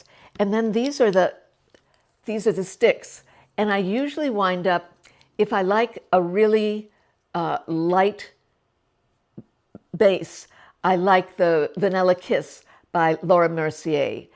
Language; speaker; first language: English; native; English